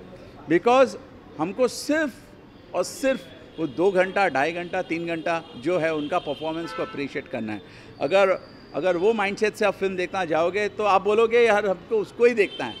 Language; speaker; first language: Hindi; native; Hindi